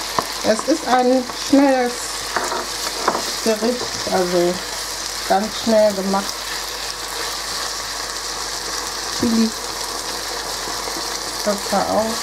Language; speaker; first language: German; non-native, fluent; Akan